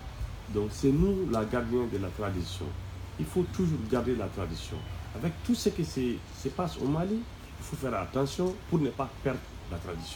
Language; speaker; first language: French; non-native, local second language; Bambara